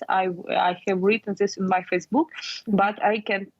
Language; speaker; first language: English; non-native, learner; Ukrainian